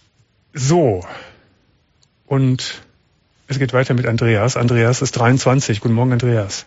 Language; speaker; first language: German; native; German